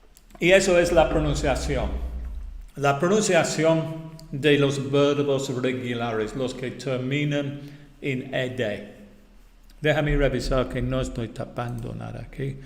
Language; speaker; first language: Spanish; non-native, fluent; English